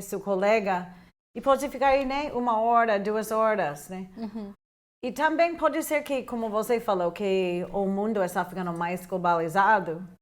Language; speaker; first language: Portuguese; non-native, fluent; English